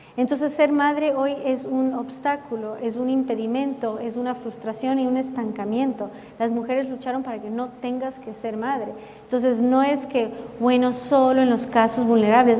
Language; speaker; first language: Spanish; early bilingual, heritage; Spanish